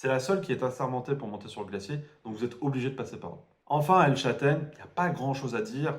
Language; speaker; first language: French; native; French